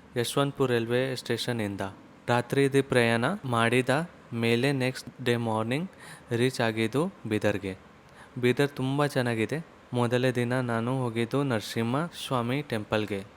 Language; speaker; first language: Kannada; non-native, learner; Hindi